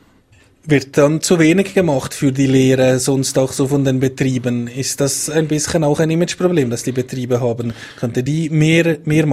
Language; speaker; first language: German; native; German